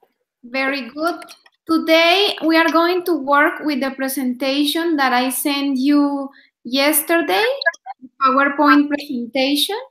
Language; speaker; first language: English; non-native, fluent; Spanish